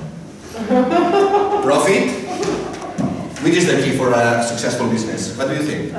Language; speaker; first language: English; non-native, fluent; Catalan